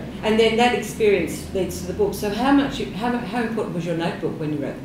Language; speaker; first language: English; native; English